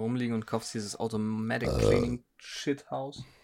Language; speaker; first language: German; native; German